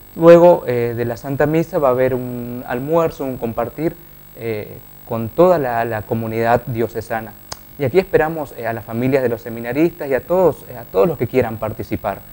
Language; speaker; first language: Spanish; native; Spanish